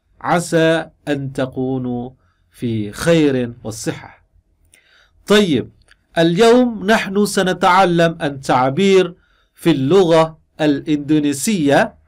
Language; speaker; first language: Arabic; non-native, fluent; Indonesian